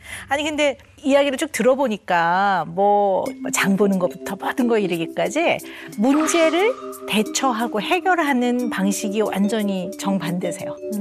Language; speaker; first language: Korean; native; Korean